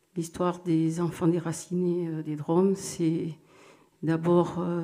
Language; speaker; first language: French; native; French